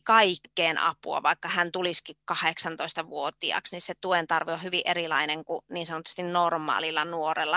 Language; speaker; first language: Finnish; native; Finnish